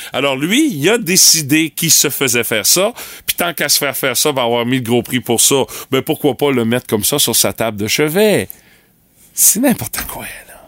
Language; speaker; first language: French; native; French